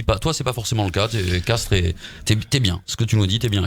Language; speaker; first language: French; native; French